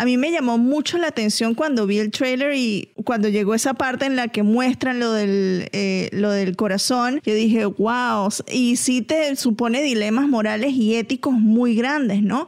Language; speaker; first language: Spanish; native; Spanish